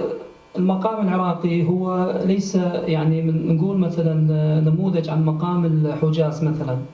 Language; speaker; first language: Arabic; native; Arabic